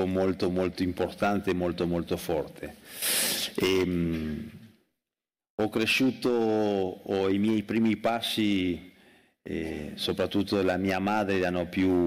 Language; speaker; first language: Italian; non-native, fluent; Spanish